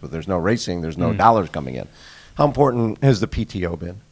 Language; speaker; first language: English; native; English